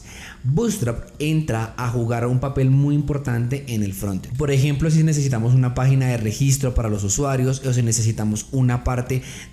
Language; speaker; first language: Spanish; native; Spanish